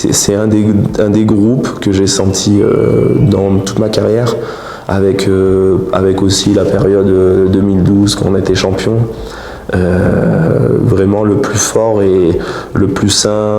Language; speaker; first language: French; native; French